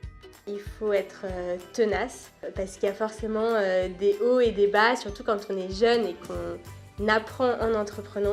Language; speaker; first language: French; native; French